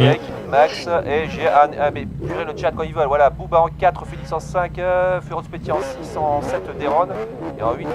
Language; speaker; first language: French; native; French